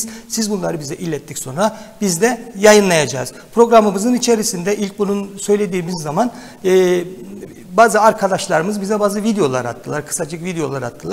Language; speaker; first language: Turkish; native; Turkish